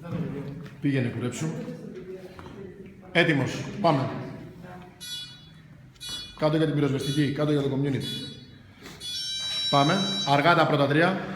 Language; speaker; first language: Greek; native; Greek